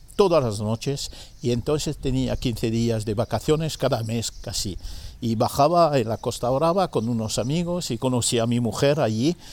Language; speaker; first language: Spanish; non-native, fluent; French